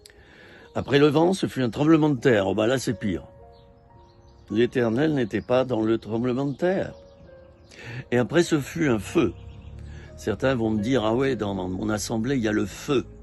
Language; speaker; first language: French; native; French